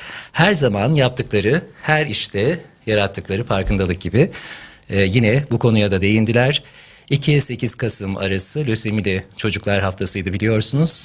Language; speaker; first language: Turkish; native; Turkish